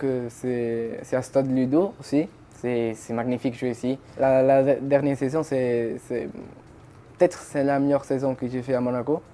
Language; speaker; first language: French; non-native, fluent; Portuguese